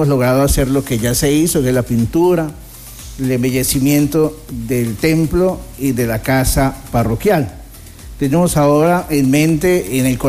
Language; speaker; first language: Spanish; native; Spanish